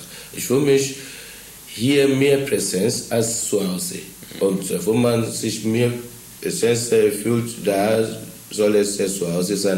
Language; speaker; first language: German; non-native, fluent; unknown